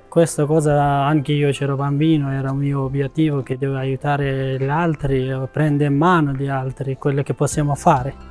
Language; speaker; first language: Italian; non-native, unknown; Persian